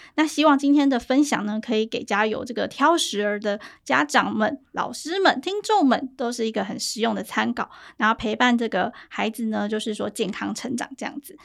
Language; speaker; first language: Chinese; native; Chinese